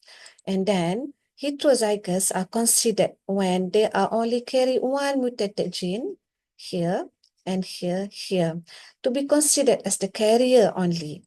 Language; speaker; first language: English; non-native, local second language; Malay